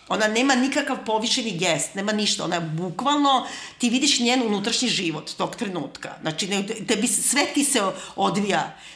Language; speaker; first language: Serbian; native; Serbian